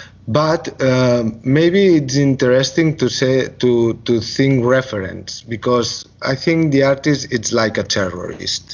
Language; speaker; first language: English; non-native, learner; Catalan